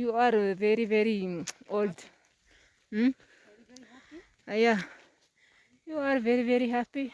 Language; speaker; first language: English; non-native, learner; Amharic